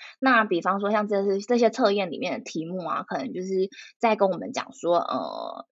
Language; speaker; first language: Chinese; native; Chinese